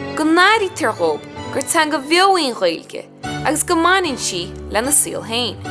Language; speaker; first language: Irish; non-native, local second language; English